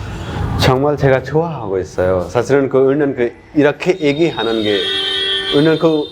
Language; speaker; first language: Korean; non-native, fluent; Hindi